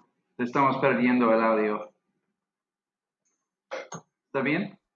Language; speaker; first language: Spanish; non-native, fluent; English